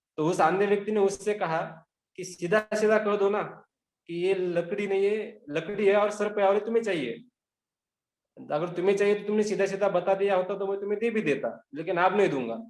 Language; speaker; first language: Hindi; non-native, local second language; Marathi